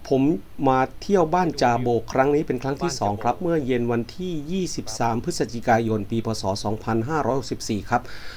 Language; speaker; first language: Thai; native; Thai